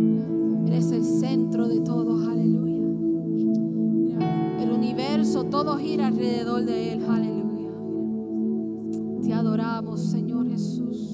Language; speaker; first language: Spanish; native; Spanish